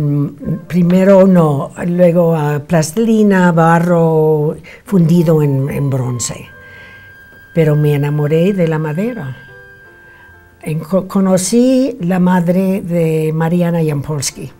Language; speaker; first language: Spanish; non-native, fluent; English